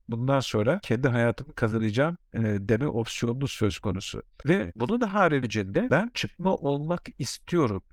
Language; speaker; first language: Turkish; native; Turkish